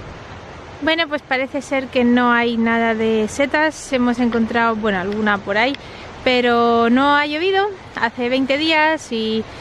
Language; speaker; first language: Spanish; native; Spanish